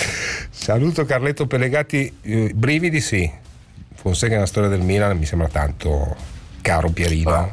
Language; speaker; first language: Italian; native; Italian